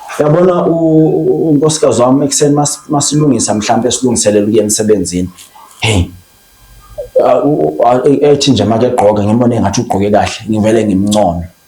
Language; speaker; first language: Zulu; non-native, local second language; Xhosa